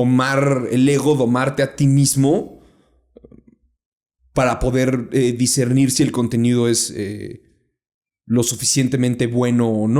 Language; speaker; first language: Spanish; native; Spanish